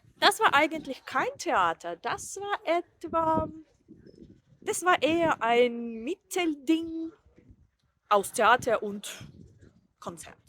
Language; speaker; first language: German; non-native, fluent; Ukrainian